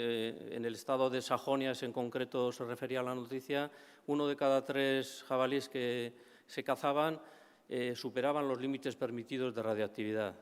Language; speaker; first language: Spanish; native; Spanish